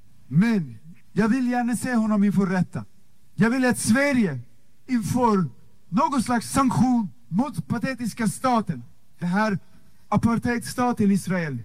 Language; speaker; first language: Swedish; non-native, fluent; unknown